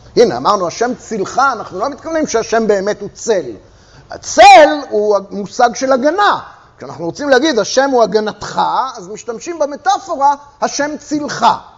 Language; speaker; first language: Hebrew; native; Hebrew